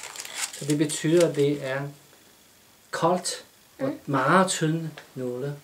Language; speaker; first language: Danish; non-native, learner; Chinese